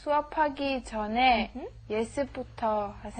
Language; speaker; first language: Korean; non-native, learner; Italian